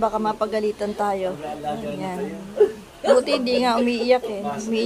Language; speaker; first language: Filipino; native; Filipino